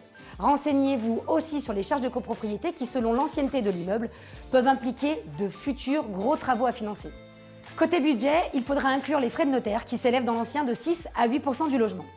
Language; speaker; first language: French; native; French